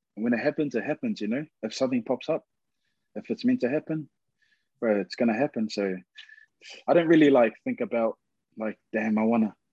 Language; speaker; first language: English; native; English